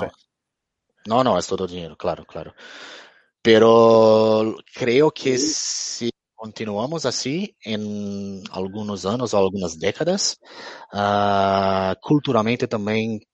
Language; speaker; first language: Spanish; non-native, fluent; Portuguese